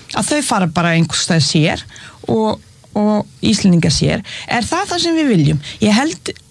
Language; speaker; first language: Icelandic; non-native, fluent; Bosnian